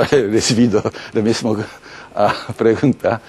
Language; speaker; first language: Spanish; non-native, learner; Japanese